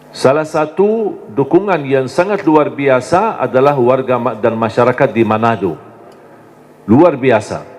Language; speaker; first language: Indonesian; non-native, fluent; Arabic